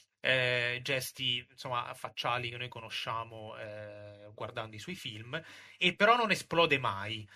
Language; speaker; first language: Italian; native; Italian